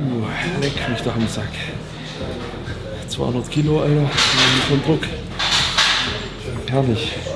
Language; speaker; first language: German; native; German